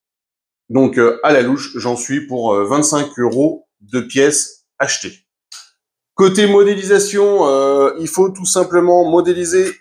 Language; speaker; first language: French; native; French